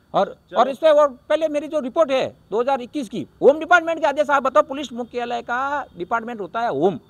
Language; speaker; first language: Hindi; native; Hindi